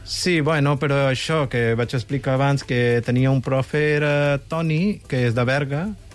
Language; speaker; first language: Catalan; non-native, fluent; Punjabi